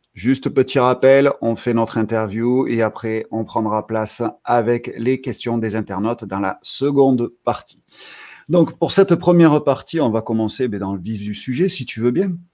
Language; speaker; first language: French; native; French